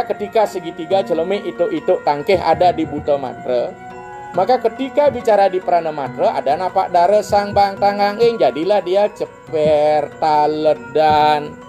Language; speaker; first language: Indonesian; non-native, local second language; Balinese